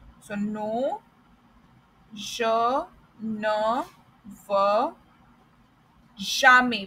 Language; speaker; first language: French; non-native, fluent; Hindi